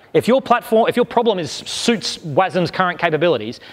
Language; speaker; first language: English; native; English